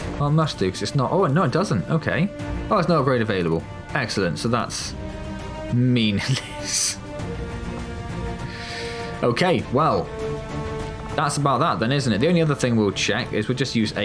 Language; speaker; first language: English; native; English